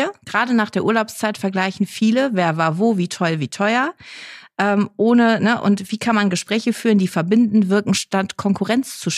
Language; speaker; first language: German; native; German